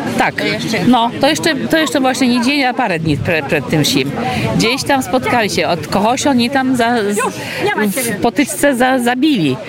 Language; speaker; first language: Polish; non-native, local second language; Belarusian